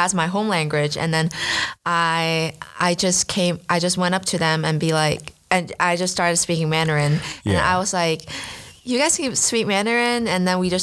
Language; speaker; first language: English; non-native, fluent; Chinese